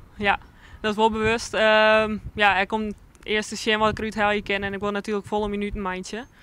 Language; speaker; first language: Dutch; non-native, local second language; Western Frisian